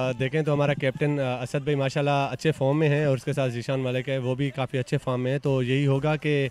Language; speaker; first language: Urdu; non-native, local second language; Sindhi